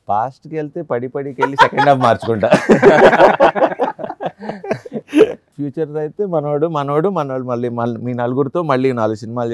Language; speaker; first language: Telugu; native; Telugu